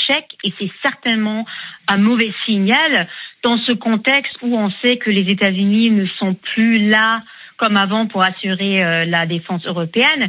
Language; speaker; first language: French; non-native, fluent; German